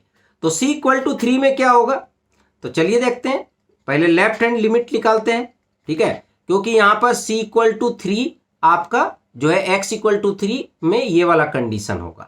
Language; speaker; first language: Hindi; native; Hindi